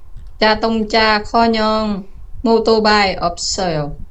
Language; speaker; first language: Korean; non-native, learner; Vietnamese